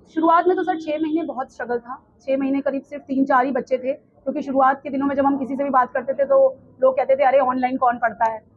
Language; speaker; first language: Hindi; native; Hindi